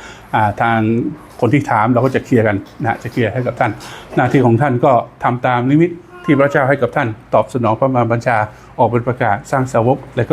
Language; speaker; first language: Thai; native; Thai